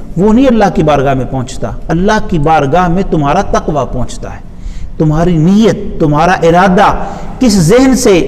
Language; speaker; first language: Urdu; non-native, local second language; Punjabi